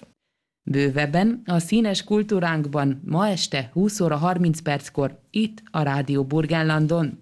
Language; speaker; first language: Hungarian; native; Hungarian